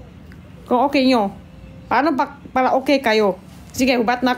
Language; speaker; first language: Filipino; non-native, learner; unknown